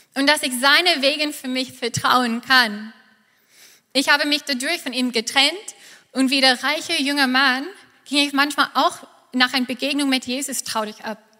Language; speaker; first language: German; non-native, fluent; English